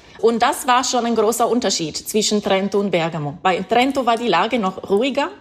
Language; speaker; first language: German; non-native, fluent; Italian